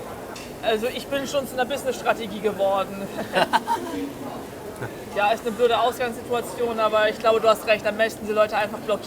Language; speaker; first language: German; native; German